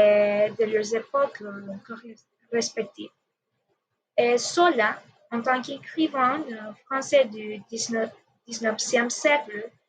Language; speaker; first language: French; non-native, learner; Spanish